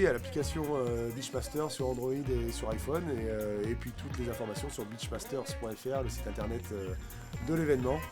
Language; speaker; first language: French; native; French